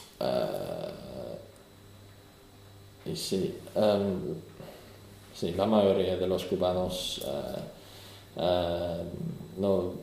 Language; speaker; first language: Spanish; non-native, learner; English